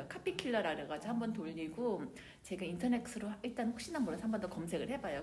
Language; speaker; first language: Korean; native; Korean